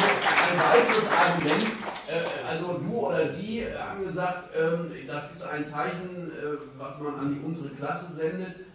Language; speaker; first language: German; native; German